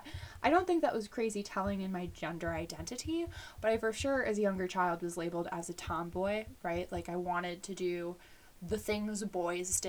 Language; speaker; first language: English; native; English